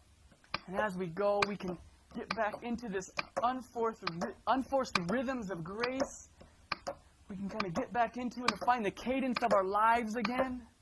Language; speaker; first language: English; native; English